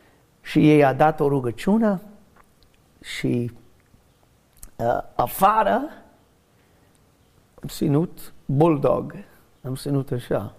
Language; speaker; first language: Romanian; non-native, learner; English